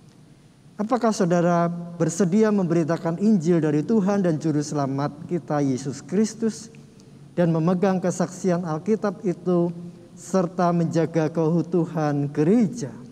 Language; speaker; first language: Indonesian; native; Indonesian